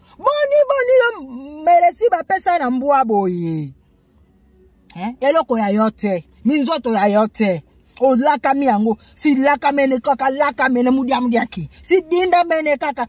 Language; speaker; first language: Lingala; non-native, local second language; Kongo